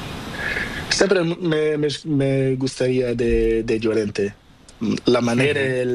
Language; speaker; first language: Spanish; non-native, learner; Portuguese